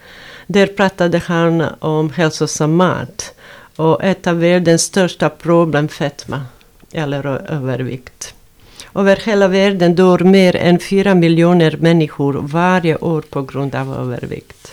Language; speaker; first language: Swedish; non-native, fluent; Bosnian